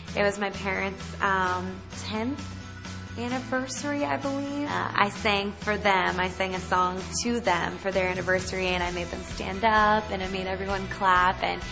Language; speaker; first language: English; native; English